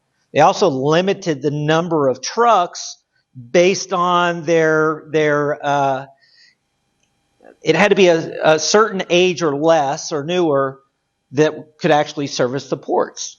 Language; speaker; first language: English; native; English